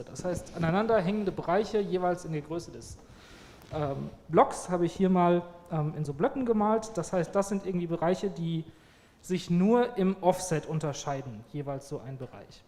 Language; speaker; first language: German; native; German